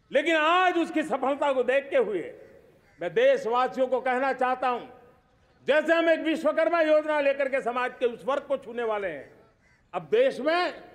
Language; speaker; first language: Hindi; non-native, local second language; Gujarati